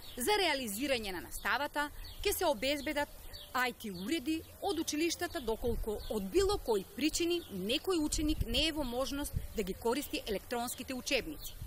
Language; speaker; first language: Macedonian; native; Macedonian